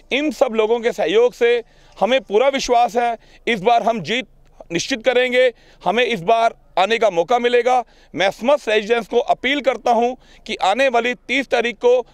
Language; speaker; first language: Hindi; non-native, local second language; Punjabi